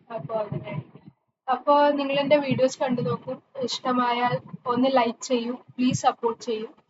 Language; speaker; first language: Malayalam; early bilingual, heritage; Malayalam